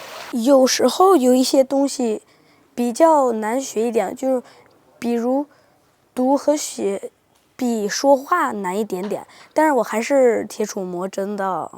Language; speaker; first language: Chinese; early bilingual, heritage; Spanish